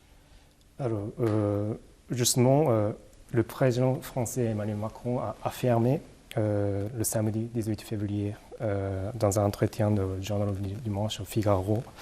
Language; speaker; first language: French; non-native, fluent; Japanese